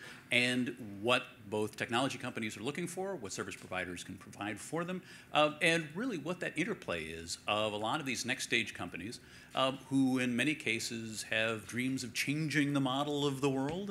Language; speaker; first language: English; native; English